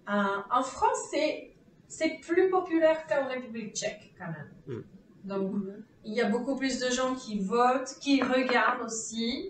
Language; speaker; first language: French; non-native, fluent; Czech